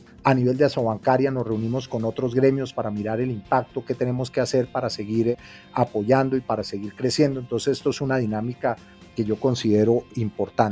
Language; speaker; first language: Spanish; native; Spanish